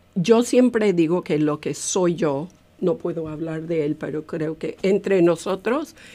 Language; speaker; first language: Spanish; non-native, fluent; English